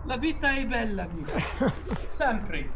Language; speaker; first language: Italian; non-native, learner; Arabic